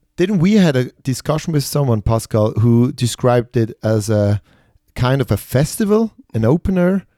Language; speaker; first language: English; non-native, fluent; Swiss German